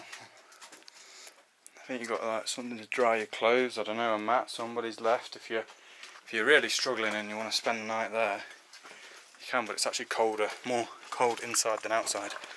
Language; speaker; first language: English; native; English